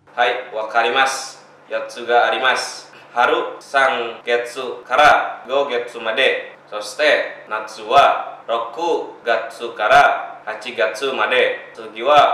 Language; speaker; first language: Japanese; non-native, learner; Indonesian